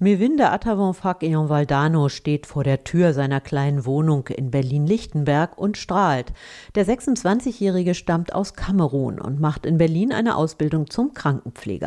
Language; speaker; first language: German; native; German